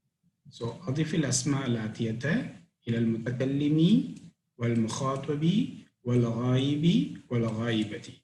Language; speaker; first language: Arabic; non-native, fluent; Tamil